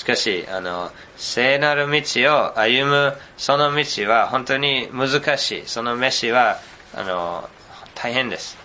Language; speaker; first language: Japanese; non-native, fluent; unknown